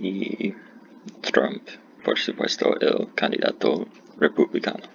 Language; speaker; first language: Spanish; non-native, learner; English